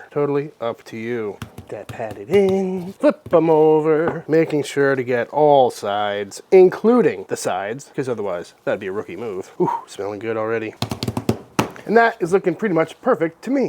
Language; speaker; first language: English; native; English